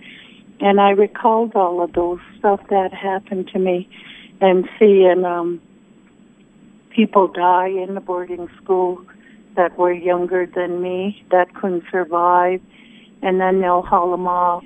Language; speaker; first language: English; early bilingual, other home language; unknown